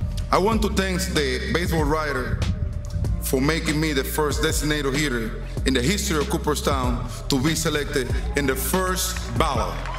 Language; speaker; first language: English; non-native, fluent; Spanish